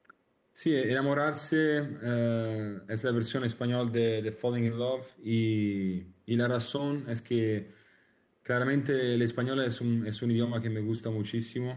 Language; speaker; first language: Spanish; non-native, learner; Italian